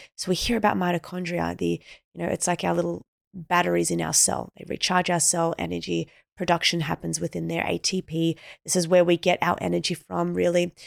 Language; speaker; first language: English; native; English